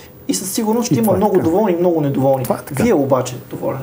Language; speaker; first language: Bulgarian; native; Bulgarian